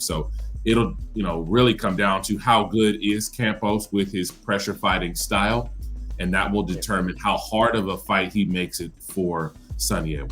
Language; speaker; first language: English; native; English